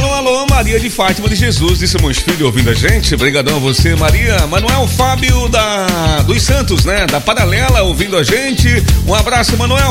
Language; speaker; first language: Portuguese; native; Portuguese